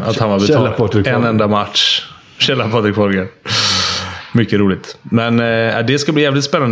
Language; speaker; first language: Swedish; native; Swedish